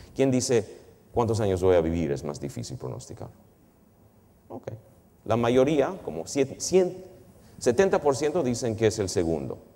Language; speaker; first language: Spanish; early bilingual, heritage; Spanish